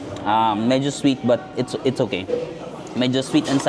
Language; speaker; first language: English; non-native, local second language; Filipino